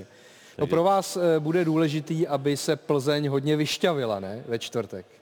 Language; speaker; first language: Czech; native; Czech